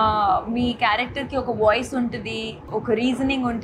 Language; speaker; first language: Telugu; non-native, learner; Hindi